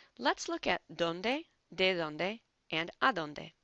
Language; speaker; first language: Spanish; non-native, fluent; English